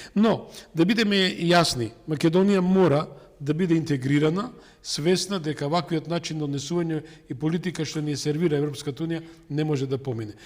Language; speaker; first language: Macedonian; native; Macedonian